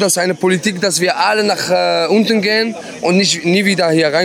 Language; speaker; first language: German; non-native, learner; Arabic